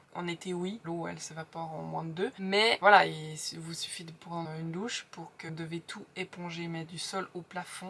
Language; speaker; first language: French; native; French